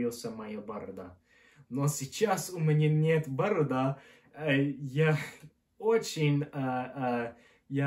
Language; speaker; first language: Russian; non-native, learner; English